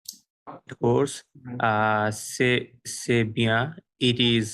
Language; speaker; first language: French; non-native, learner; Bangla